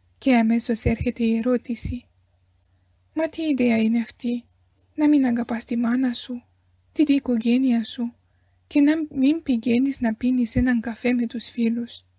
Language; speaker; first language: Greek; non-native, fluent; Romanian